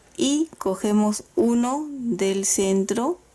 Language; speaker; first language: Spanish; native; Spanish